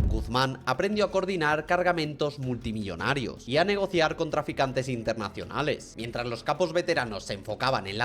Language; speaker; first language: Spanish; native; Spanish